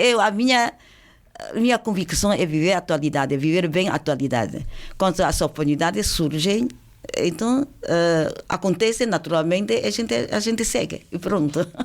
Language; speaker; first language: Portuguese; non-native, fluent; Chinese